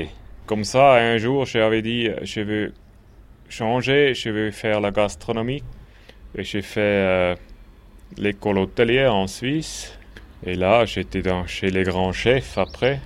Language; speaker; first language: French; non-native, local second language; German